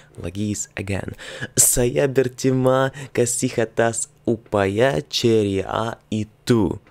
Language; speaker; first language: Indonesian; non-native, learner; Russian